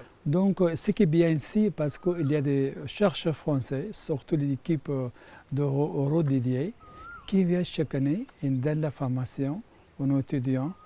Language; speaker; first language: French; non-native, fluent; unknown